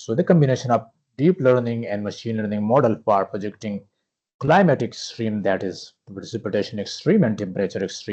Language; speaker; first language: English; non-native, fluent; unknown